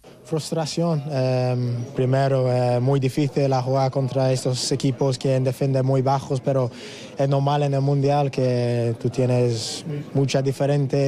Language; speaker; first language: Spanish; non-native, learner; English